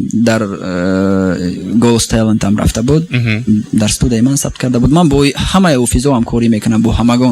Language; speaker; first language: Persian; non-native, local second language; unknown